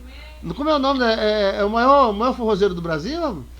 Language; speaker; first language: Portuguese; native; Portuguese